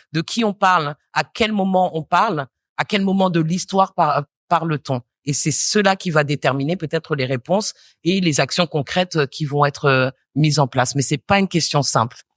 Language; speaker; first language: French; native; French